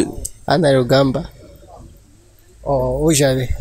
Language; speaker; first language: French; non-native, learner; Rundi